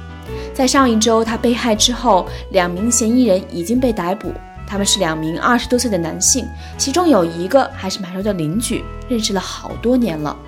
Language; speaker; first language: Chinese; native; Chinese